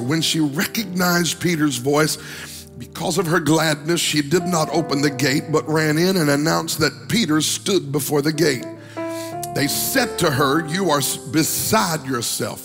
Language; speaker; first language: English; native; English